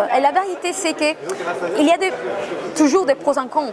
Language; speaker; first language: French; non-native, fluent; Spanish